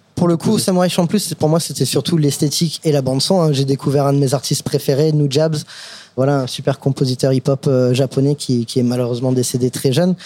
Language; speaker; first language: French; non-native, fluent; English